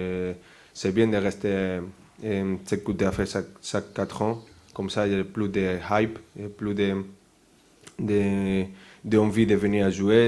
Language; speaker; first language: French; non-native, fluent; Spanish